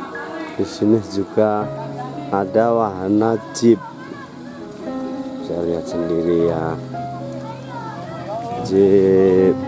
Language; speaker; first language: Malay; non-native, local second language; Javanese